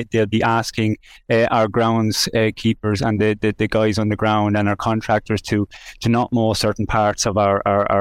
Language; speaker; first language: English; native; English